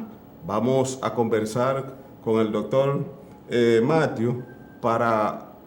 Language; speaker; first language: Spanish; native; Spanish